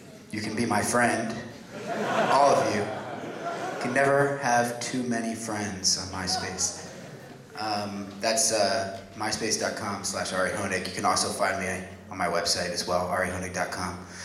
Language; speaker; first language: English; native; English